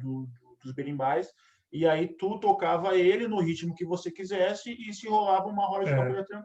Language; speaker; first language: Portuguese; native; Portuguese